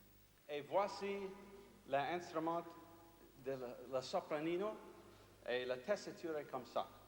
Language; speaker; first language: French; non-native, fluent; English